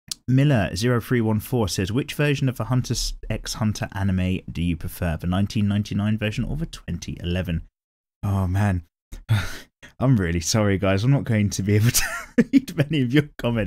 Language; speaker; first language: English; native; English